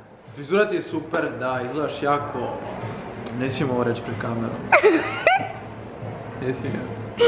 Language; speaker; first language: Croatian; native; Croatian